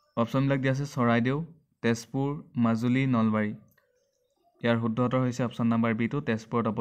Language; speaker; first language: Assamese; native; Assamese